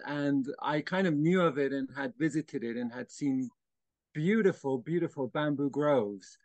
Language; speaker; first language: English; native; English